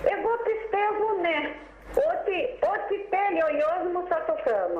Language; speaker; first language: Greek; non-native, fluent; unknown